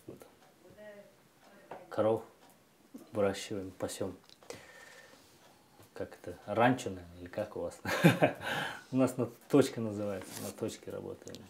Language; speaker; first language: Russian; non-native, local second language; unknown